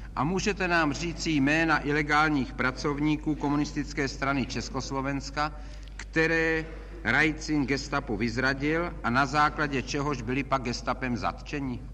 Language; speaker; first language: Czech; native; Czech